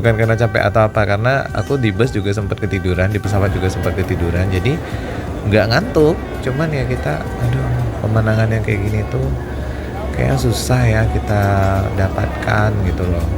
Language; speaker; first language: Indonesian; native; Indonesian